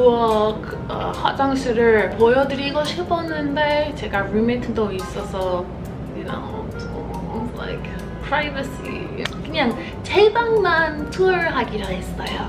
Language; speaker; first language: Korean; non-native, fluent; English